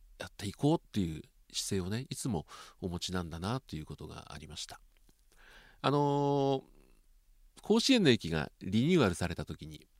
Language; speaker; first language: Japanese; native; Japanese